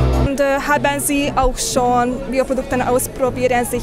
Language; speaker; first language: German; non-native, learner; Hungarian